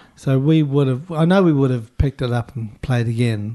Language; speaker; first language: English; native; English